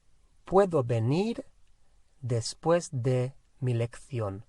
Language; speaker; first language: Spanish; non-native, fluent; English